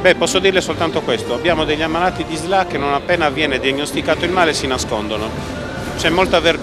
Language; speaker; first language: Italian; native; Italian